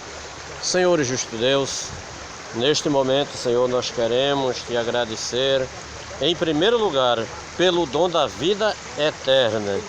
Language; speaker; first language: Portuguese; native; Portuguese